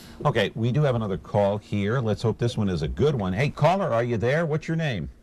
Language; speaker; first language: English; native; English